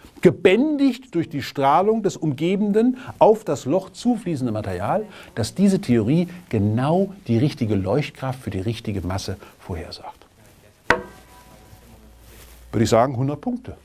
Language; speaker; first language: German; native; German